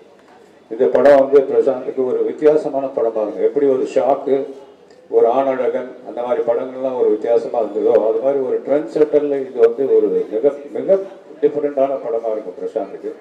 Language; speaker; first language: Tamil; native; Tamil